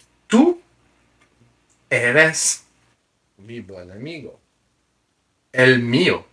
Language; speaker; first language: Spanish; non-native, fluent; French